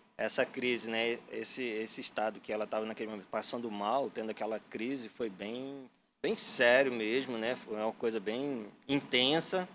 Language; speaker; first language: Portuguese; native; Portuguese